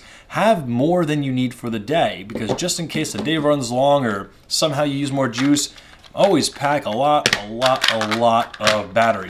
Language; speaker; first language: English; native; English